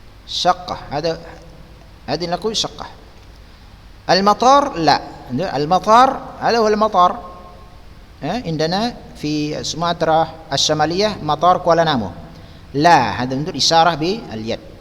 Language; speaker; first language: Arabic; non-native, fluent; Indonesian